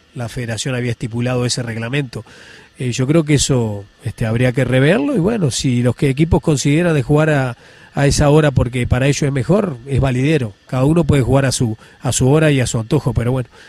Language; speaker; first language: Spanish; native; Spanish